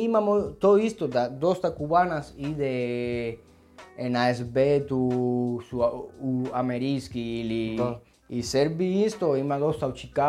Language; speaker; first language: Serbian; non-native, learner; Spanish